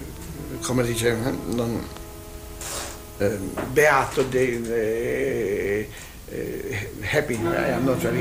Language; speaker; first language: Italian; non-native, learner; Hungarian